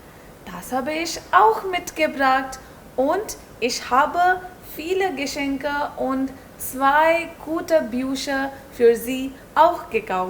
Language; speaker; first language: German; non-native, learner; Hindi